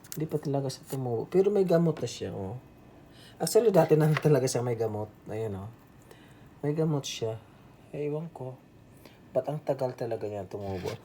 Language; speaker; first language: Filipino; non-native, local second language; Aklanon